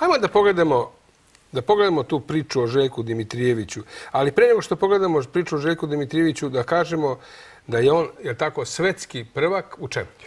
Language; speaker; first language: Croatian; native; Croatian